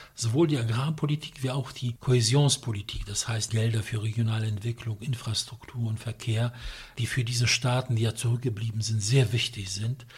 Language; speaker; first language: German; non-native, fluent; Polish